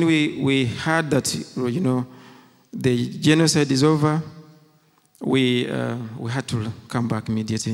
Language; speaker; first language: English; non-native, local second language; Kinyarwanda